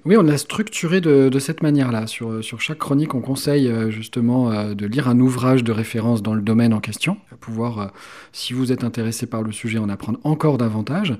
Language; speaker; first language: French; native; French